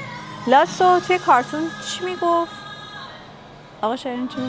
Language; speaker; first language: Persian; native; Persian